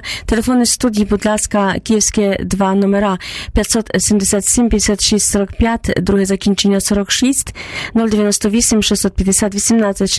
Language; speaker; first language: Ukrainian; non-native, fluent; Polish